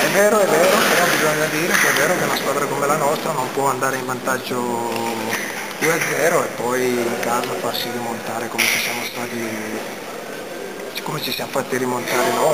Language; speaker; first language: Italian; native; Italian